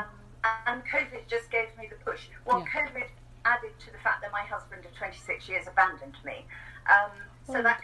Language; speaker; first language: English; native; English